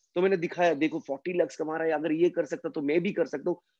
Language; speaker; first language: Hindi; non-native, local second language; Bangla